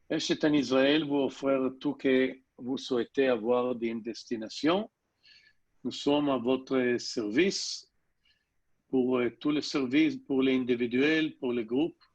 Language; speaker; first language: French; non-native, learner; Hebrew